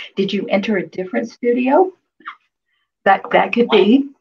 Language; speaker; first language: English; non-native, fluent; Hebrew